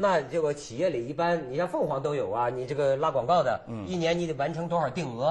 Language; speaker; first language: Chinese; native; Chinese